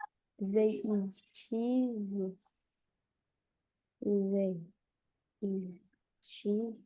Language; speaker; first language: English; non-native, learner; French